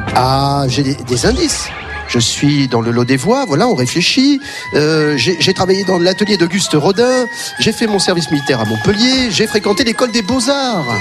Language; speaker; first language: French; native; French